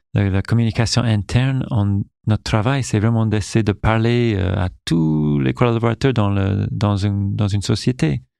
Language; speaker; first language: French; non-native, local second language; English